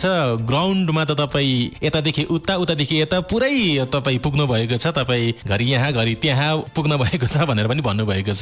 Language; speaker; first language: Nepali; native; Nepali